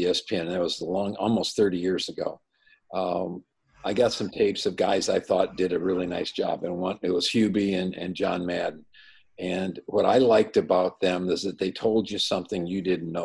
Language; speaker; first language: English; native; English